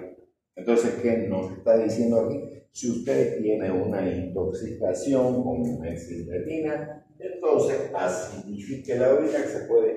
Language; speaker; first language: Spanish; native; Spanish